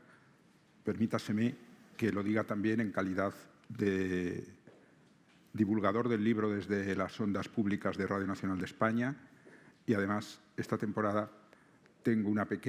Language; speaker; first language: Spanish; native; Spanish